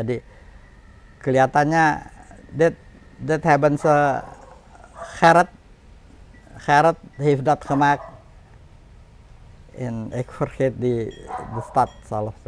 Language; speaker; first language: Dutch; non-native, fluent; Indonesian